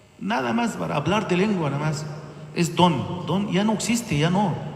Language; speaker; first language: Spanish; non-native, learner; Arabic